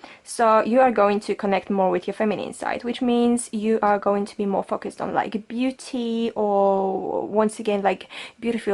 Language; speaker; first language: English; non-native, fluent; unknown